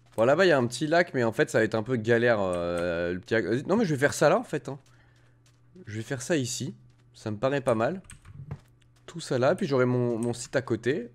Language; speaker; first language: French; native; French